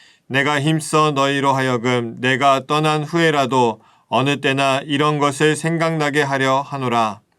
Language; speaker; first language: Korean; native; Korean